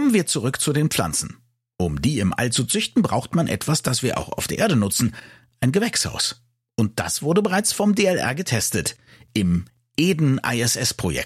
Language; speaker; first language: German; native; German